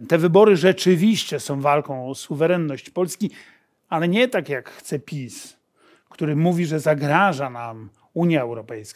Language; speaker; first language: Polish; native; Polish